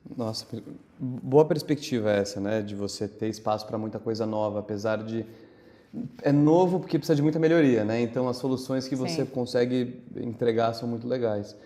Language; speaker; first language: Portuguese; native; Portuguese